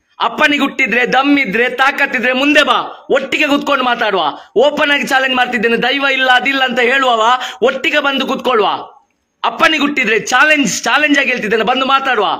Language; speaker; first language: Kannada; non-native, local second language; Tulu